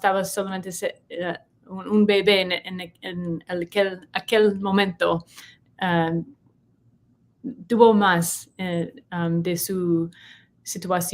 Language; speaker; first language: Spanish; non-native, learner; English